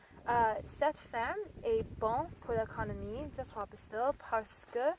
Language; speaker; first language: French; non-native, learner; English